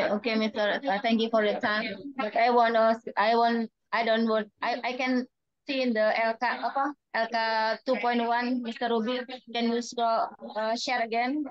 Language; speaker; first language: English; non-native, learner; Indonesian